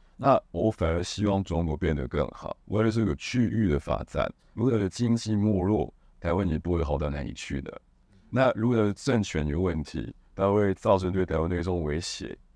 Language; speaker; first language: Chinese; non-native, fluent; Hebrew